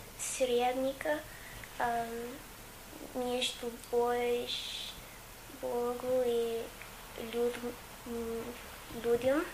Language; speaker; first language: Russian; non-native, fluent; English